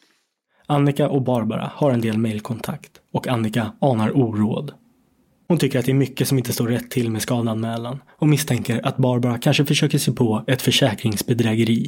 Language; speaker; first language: Swedish; native; Swedish